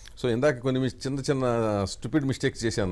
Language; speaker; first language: Telugu; native; Telugu